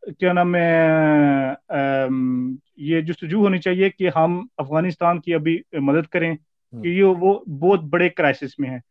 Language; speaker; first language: Urdu; early bilingual, heritage; Urdu